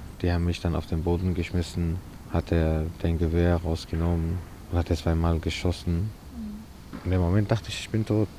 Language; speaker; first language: German; non-native, fluent; Arabic